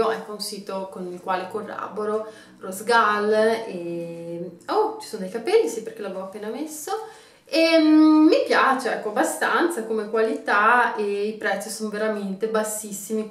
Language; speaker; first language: Italian; native; Italian